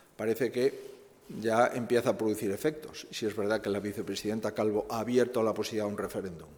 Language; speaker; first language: Spanish; native; Spanish